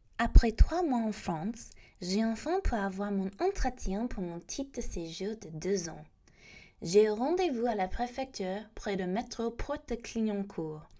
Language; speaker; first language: French; non-native, fluent; English